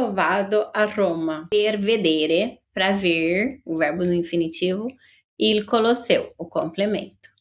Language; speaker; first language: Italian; non-native, fluent; Portuguese